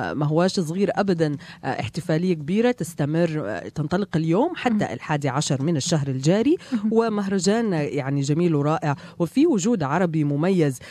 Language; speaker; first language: Arabic; native; Arabic